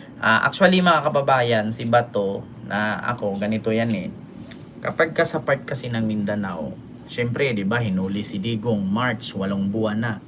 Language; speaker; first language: Filipino; non-native, local second language; Cebuano